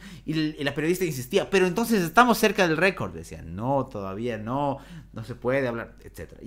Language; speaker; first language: Spanish; native; Spanish